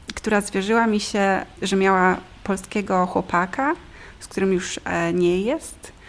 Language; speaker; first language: Polish; native; Polish